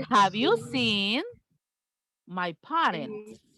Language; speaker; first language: English; non-native, fluent; Spanish